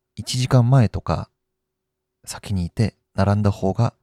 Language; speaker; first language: Japanese; non-native, fluent; Korean